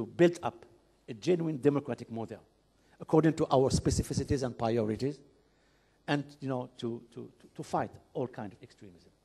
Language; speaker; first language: English; non-native, fluent; Arabic